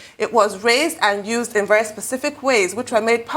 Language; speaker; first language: English; native; English